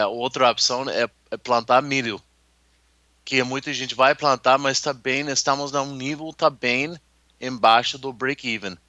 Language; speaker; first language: Portuguese; non-native, learner; English